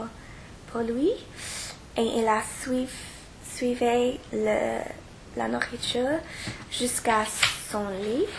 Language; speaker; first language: French; non-native, learner; English